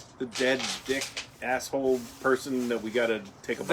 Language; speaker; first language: English; native; English